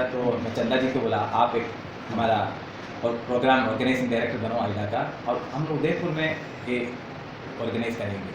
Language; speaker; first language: Hindi; non-native, local second language; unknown